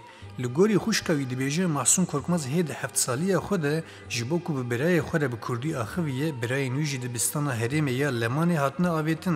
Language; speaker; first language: Kurdish; native; Kurdish